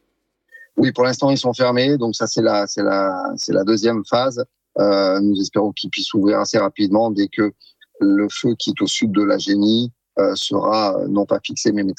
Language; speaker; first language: French; native; French